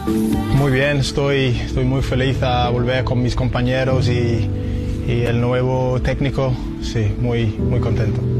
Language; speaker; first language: Spanish; non-native, learner; English